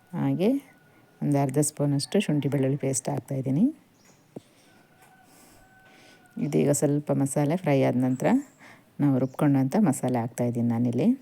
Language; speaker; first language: Kannada; native; Kannada